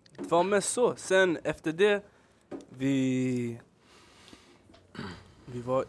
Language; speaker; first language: Swedish; early bilingual, other home language; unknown